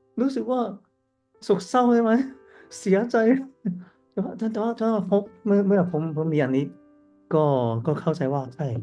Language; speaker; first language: Thai; non-native, learner; Cantonese